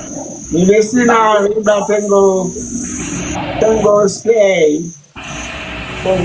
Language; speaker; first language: Spanish; non-native, learner; Haitian Creole